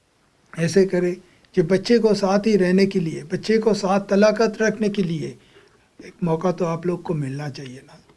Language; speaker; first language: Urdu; non-native, fluent; Bangla